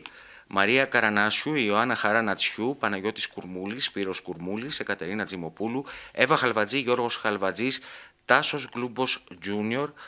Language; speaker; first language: Greek; native; Greek